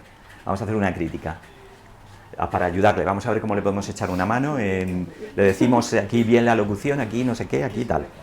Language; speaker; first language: Spanish; native; Spanish